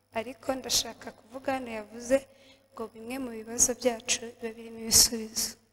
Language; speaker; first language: Kinyarwanda; native; Kinyarwanda